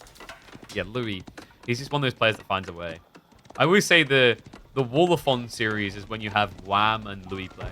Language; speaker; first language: English; native; English